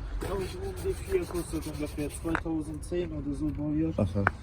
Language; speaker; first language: German; non-native, learner; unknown